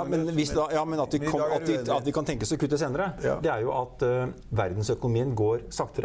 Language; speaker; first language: Norwegian; native; Norwegian